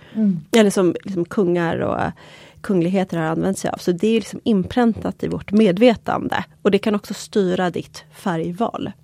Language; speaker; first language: Swedish; early bilingual, other home language; Polish